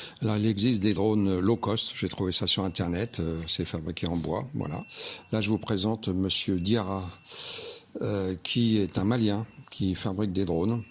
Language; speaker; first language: French; native; French